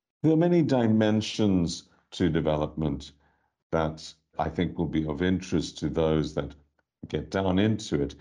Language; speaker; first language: English; native; English